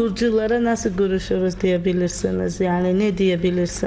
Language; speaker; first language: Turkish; non-native, learner; Georgian